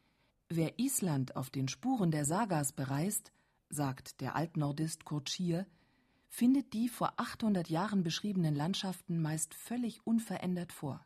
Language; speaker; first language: German; native; German